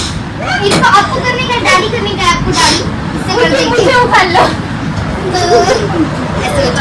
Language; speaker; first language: Hindi; non-native, local second language; Gujarati